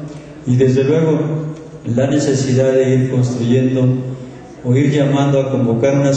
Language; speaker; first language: Spanish; native; Spanish